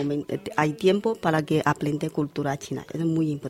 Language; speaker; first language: Spanish; non-native, learner; Chinese